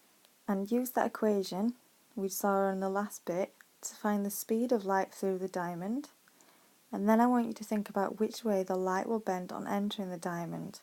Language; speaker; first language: English; native; English